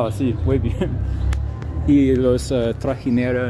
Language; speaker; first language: Spanish; non-native, learner; English